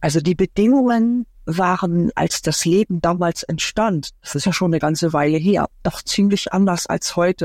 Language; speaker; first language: German; native; German